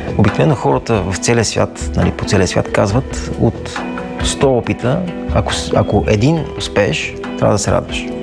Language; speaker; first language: Bulgarian; native; Bulgarian